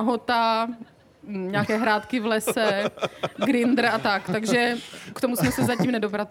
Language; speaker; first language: Czech; native; Czech